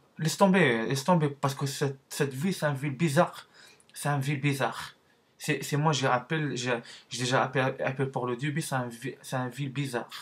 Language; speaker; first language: French; non-native, learner; Arabic